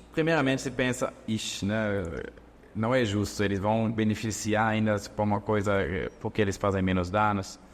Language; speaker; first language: Portuguese; non-native, fluent; German